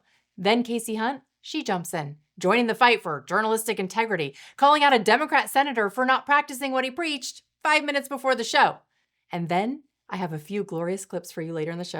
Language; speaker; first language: English; native; English